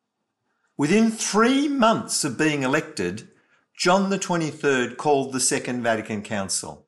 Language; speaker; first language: English; native; English